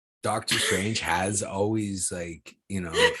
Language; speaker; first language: English; native; English